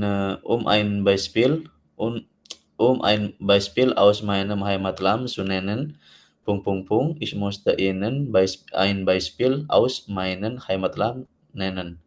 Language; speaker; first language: German; non-native, learner; Indonesian